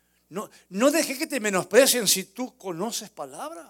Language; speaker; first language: Spanish; native; Spanish